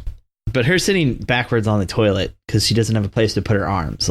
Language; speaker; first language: English; native; English